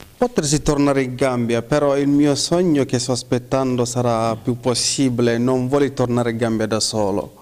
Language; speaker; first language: Italian; non-native, learner; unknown